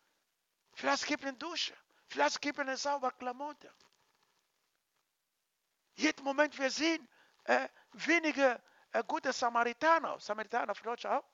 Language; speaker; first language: German; non-native, learner; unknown